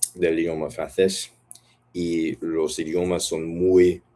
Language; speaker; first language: Spanish; non-native, learner; English